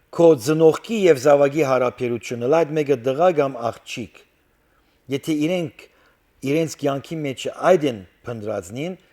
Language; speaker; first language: Armenian; early bilingual, heritage; Armenian